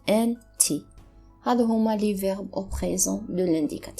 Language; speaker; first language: Arabic; native; Arabic